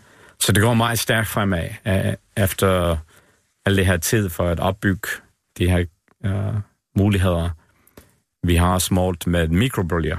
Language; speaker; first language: Danish; non-native, fluent; English